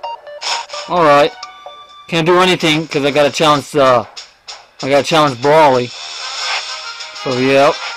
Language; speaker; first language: English; native; English